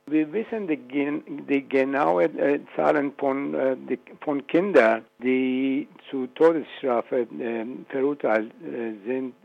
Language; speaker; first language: German; non-native, fluent; Persian